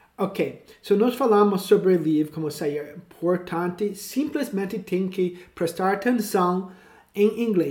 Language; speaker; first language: Portuguese; non-native, learner; English